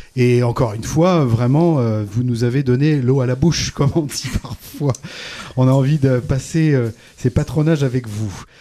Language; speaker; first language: French; native; French